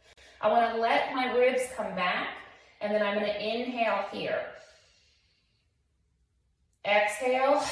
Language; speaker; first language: English; native; English